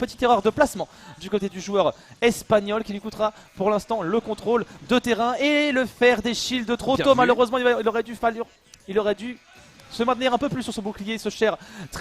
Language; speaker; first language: French; native; French